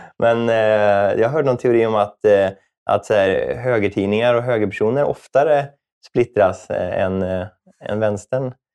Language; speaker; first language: Swedish; native; Swedish